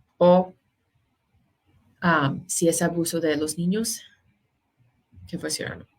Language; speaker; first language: Spanish; non-native, fluent; English